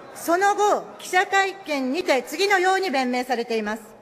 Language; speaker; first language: Japanese; native; Japanese